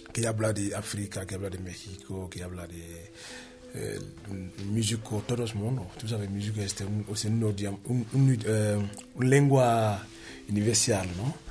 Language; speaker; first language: Spanish; non-native, learner; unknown